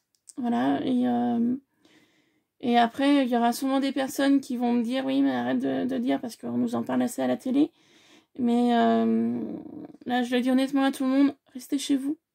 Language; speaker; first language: French; native; French